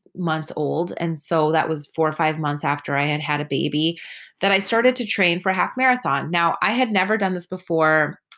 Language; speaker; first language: English; early bilingual, other home language; Spanish